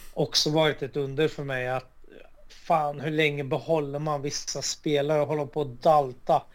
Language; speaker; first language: Swedish; early bilingual, other home language; Arabic